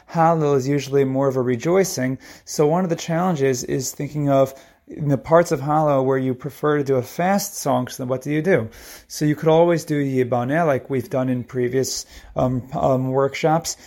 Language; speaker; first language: English; native; English